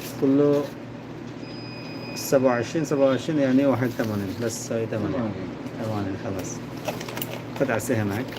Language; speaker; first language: Arabic; non-native, learner; Bangla